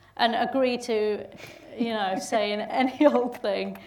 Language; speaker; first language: English; native; English